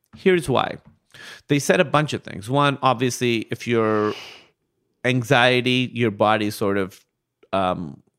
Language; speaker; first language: English; non-native, local second language; Urdu